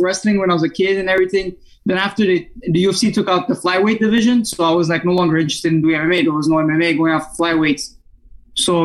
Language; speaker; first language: English; non-native, fluent; Italian